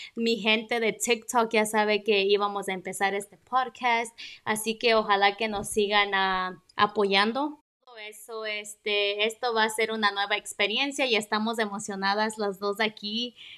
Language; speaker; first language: Spanish; native; Spanish